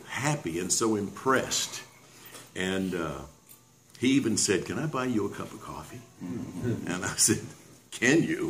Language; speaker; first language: English; native; English